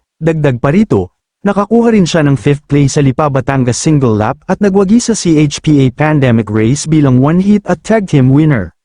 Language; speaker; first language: Filipino; native; Filipino